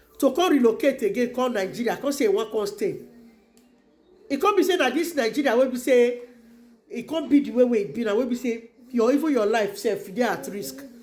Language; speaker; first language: Nigerian Pidgin; native; Nigerian Pidgin